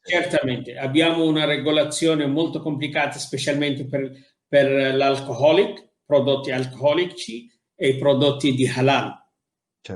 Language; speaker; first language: Italian; non-native, fluent; Arabic